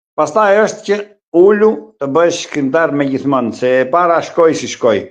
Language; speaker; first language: Albanian; non-native, local second language; Greek